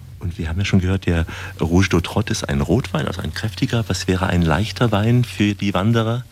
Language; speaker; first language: German; native; German